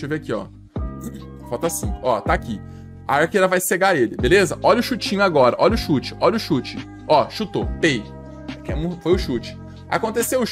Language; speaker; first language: Portuguese; native; Portuguese